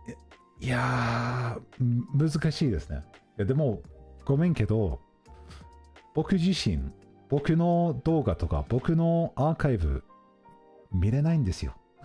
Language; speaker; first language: Japanese; non-native, fluent; English